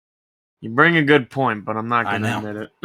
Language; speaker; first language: English; native; English